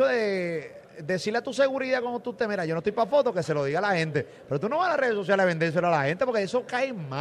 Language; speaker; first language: Spanish; native; Spanish